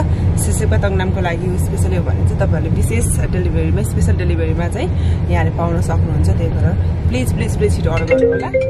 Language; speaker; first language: Nepali; native; Nepali